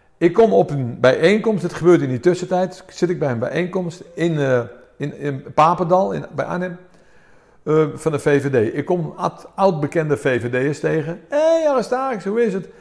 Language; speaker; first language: Dutch; early bilingual, other home language; Armenian